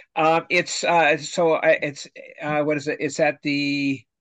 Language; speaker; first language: English; native; English